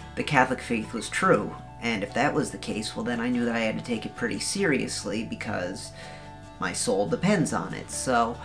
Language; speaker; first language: English; native; English